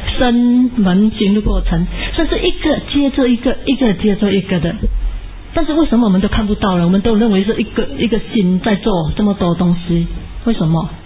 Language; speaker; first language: Chinese; native; Chinese